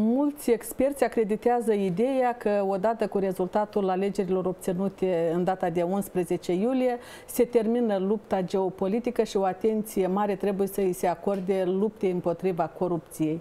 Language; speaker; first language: Romanian; native; Romanian